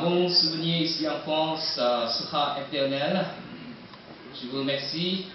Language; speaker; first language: French; non-native, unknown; Korean